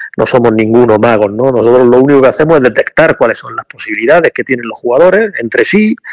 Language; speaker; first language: Spanish; native; Spanish